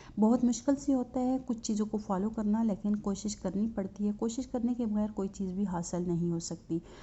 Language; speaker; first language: Urdu; native; Urdu